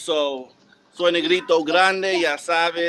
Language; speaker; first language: Spanish; non-native, learner; English